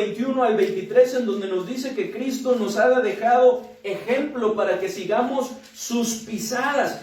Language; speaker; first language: Spanish; native; Spanish